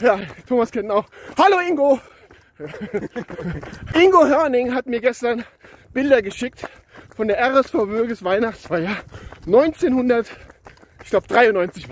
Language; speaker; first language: German; native; German